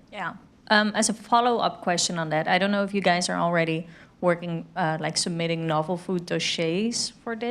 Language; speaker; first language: English; non-native, fluent; Dutch